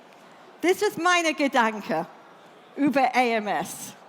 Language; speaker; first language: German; non-native, learner; English